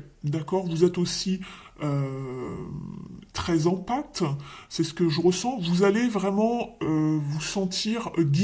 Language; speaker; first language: French; native; French